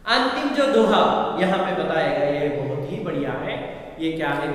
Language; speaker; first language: Hindi; non-native, local second language; Kannada